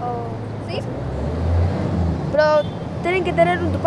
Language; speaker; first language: Spanish; early bilingual, other home language; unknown